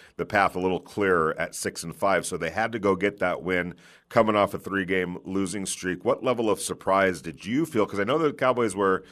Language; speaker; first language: English; native; English